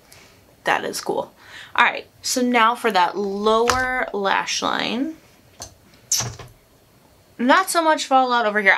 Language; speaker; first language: English; native; English